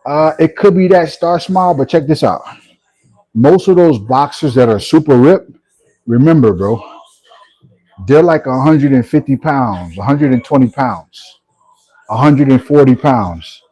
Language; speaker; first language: English; native; English